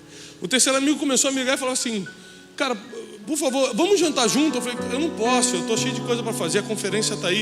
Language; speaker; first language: Portuguese; native; Portuguese